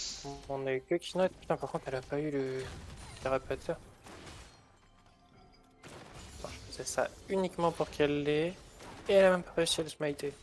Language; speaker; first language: French; native; French